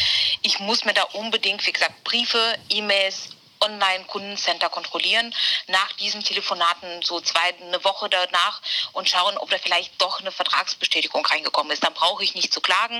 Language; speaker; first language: German; native; German